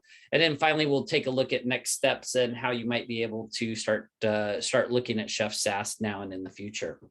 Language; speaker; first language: English; native; English